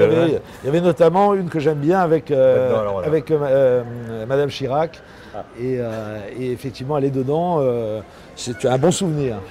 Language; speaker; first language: French; native; French